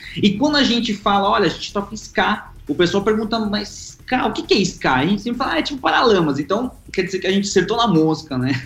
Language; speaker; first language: Portuguese; early bilingual, other home language; Spanish